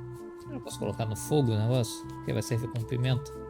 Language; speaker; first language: Portuguese; native; Portuguese